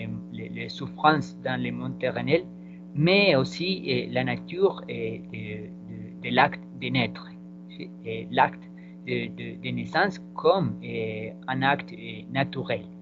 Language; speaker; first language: French; non-native, learner; Spanish